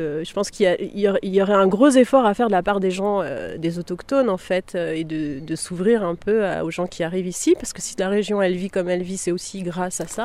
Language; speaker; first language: French; native; French